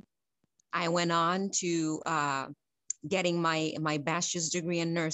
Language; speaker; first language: English; non-native, fluent; Haitian Creole